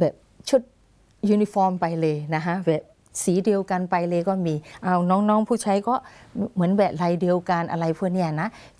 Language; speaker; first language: Thai; non-native, fluent; Burmese